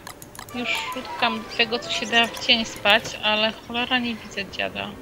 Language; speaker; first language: Polish; native; Polish